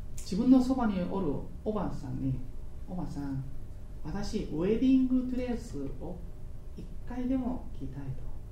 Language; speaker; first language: Japanese; non-native, fluent; Korean